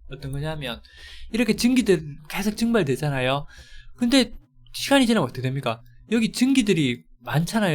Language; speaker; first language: Korean; native; Korean